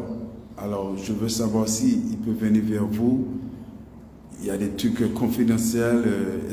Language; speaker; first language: French; non-native, local second language; English